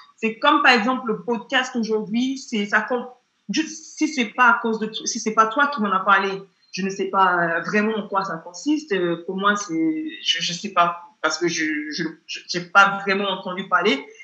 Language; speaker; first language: French; non-native, fluent; Yoruba